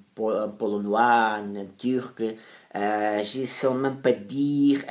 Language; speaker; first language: French; non-native, fluent; Portuguese